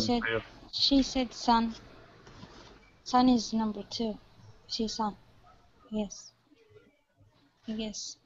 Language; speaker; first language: English; non-native, learner; Arabic